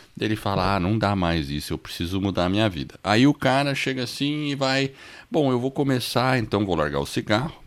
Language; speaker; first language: Portuguese; non-native, fluent; English